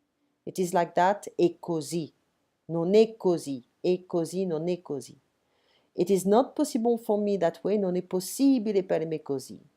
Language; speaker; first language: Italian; non-native, fluent; French